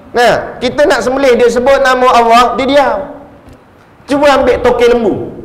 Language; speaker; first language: Malay; native; Malay